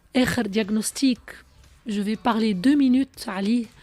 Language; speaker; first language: French; non-native, local second language; Arabic